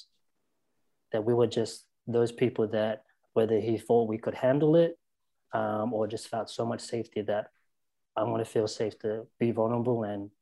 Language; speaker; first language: English; native; English